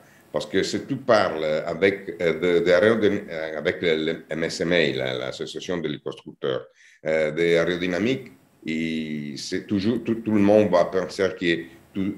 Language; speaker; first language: French; non-native, learner; Italian